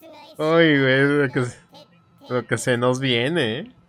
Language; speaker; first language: Spanish; native; Spanish